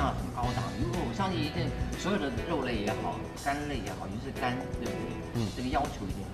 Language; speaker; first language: Chinese; native; Chinese